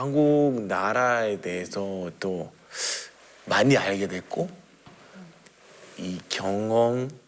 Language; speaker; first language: Korean; non-native, fluent; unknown